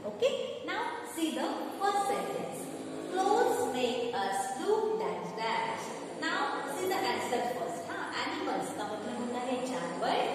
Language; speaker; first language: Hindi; non-native, local second language; Marathi